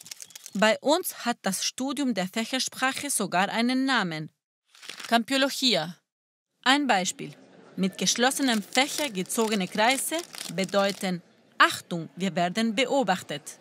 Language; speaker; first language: German; non-native, fluent; Spanish